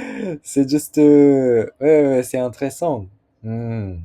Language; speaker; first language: French; non-native, learner; Japanese